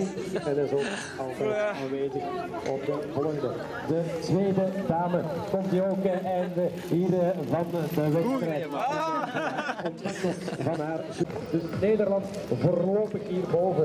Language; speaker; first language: Dutch; native; Dutch